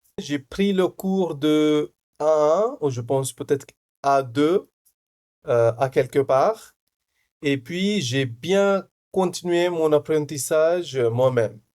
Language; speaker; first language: French; non-native, fluent; Hindi